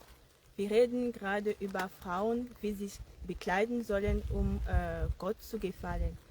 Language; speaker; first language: German; non-native, fluent; Yoruba